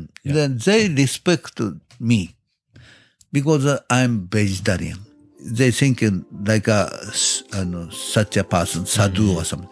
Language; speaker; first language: English; non-native, learner; Japanese